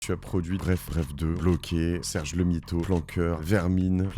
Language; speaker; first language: French; native; French